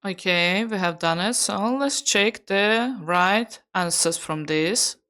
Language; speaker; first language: English; non-native, fluent; Azerbaijani